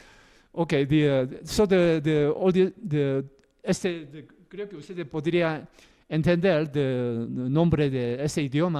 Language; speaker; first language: Spanish; non-native, learner; Korean